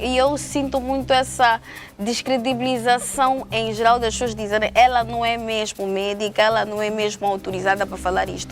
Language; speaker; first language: Portuguese; native; Portuguese